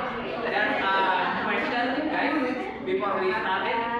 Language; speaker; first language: English; non-native, learner; Indonesian